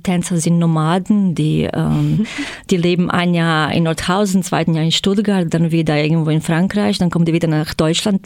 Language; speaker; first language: German; non-native, fluent; Croatian